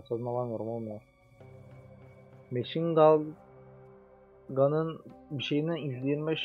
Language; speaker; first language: Turkish; native; Turkish